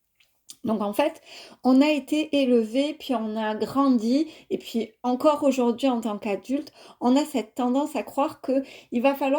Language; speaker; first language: French; native; French